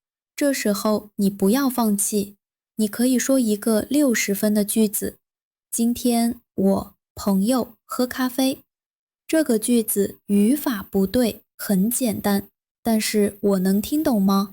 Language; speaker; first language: Chinese; non-native, fluent; Vietnamese